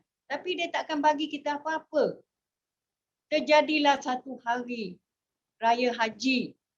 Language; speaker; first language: Malay; native; Malay